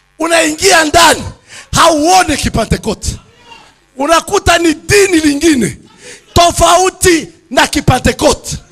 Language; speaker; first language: Swahili; native; Swahili